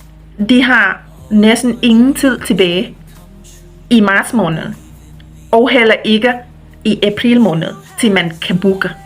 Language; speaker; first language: Danish; non-native, fluent; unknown